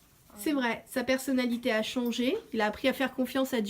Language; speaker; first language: French; native; French